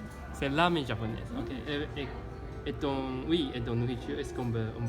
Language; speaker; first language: French; non-native, learner; Chinese